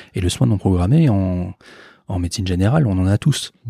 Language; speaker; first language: French; native; French